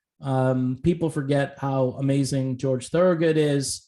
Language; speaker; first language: English; native; English